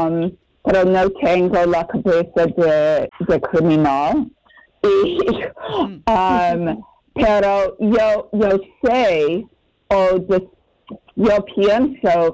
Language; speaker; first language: Spanish; non-native, fluent; English